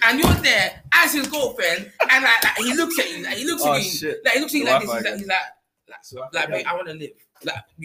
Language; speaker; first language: English; native; English